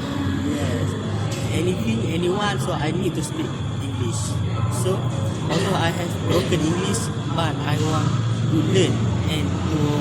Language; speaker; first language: English; non-native, learner; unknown